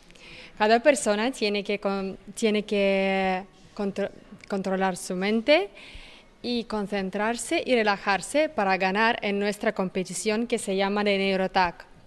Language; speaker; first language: Spanish; non-native, fluent; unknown